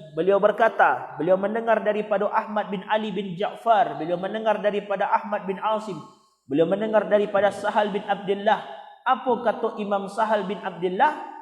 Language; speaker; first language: Malay; non-native, local second language; Minangkabau